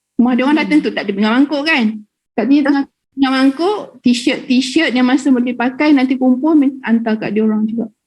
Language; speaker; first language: Malay; native; Malay